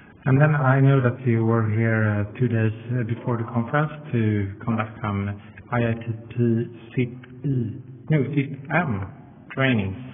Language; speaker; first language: English; non-native, fluent; Swedish